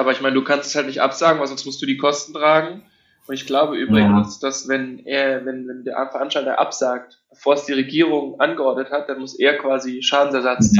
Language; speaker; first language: German; native; German